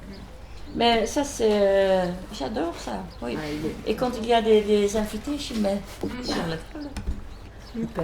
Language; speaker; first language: French; non-native, fluent; Dutch